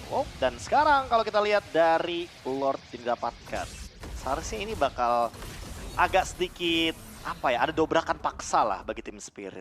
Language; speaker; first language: Indonesian; native; Indonesian